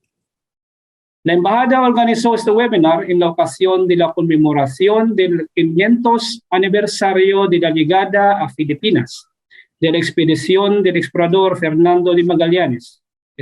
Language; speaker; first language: Spanish; non-native, fluent; Filipino